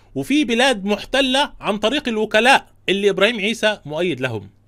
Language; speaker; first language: Arabic; native; Arabic